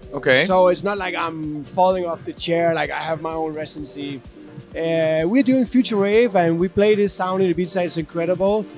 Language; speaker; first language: English; non-native, fluent; Danish